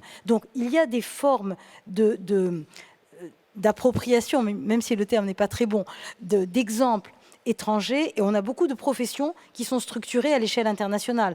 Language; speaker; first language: French; native; French